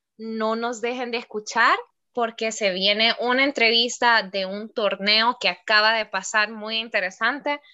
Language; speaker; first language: Spanish; native; Spanish